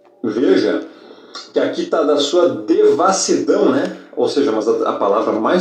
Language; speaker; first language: Portuguese; native; Portuguese